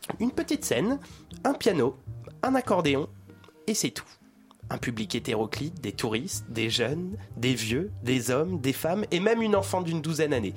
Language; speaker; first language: French; native; French